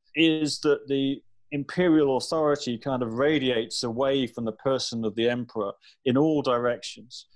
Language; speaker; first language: English; native; English